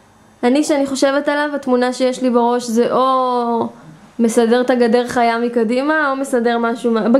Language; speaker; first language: Hebrew; native; Hebrew